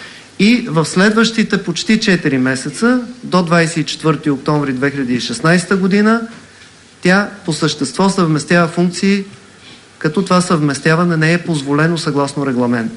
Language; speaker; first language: Bulgarian; native; Bulgarian